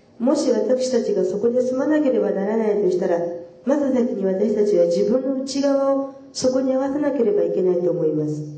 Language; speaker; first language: Japanese; native; Japanese